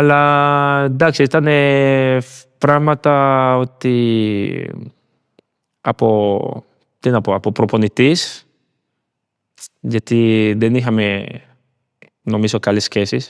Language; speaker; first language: Greek; non-native, learner; Spanish